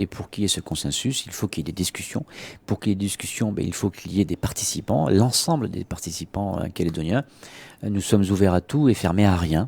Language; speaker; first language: French; native; French